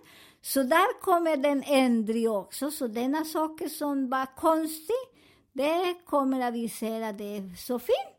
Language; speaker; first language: Swedish; non-native, learner; Spanish